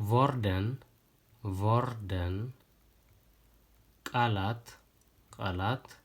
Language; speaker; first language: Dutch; non-native, fluent; Tigrinya